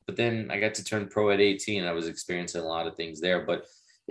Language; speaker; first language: English; native; English